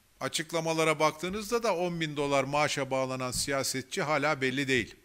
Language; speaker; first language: Turkish; native; Turkish